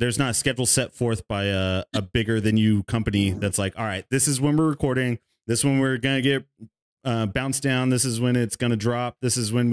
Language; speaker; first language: English; native; English